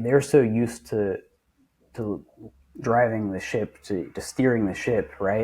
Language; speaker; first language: English; native; English